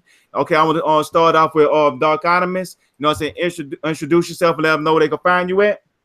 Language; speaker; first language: English; native; English